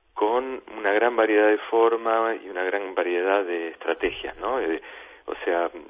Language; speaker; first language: Spanish; native; Spanish